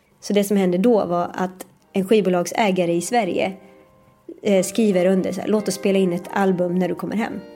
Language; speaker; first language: Swedish; early bilingual, other home language; Persian